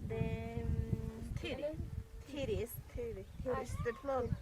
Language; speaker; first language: Spanish; non-native, local second language; Quechua